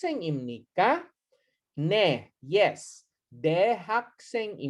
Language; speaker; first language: Korean; non-native, learner; Hiligaynon